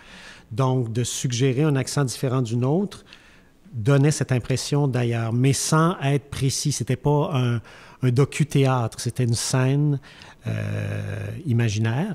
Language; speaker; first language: French; native; French